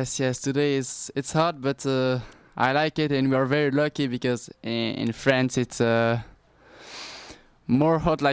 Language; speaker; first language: English; non-native, learner; French